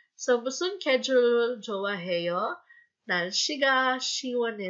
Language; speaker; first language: Korean; non-native, fluent; Filipino